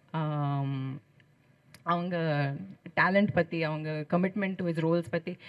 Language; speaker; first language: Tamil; non-native, learner; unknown